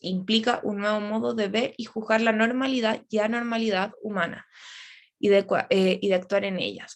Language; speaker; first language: Spanish; native; Spanish